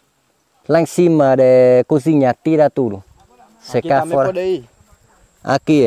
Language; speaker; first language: Portuguese; non-native, learner; Vietnamese